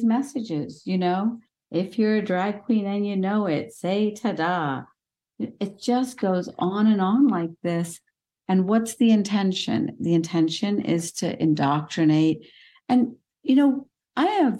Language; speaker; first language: English; early bilingual, other home language; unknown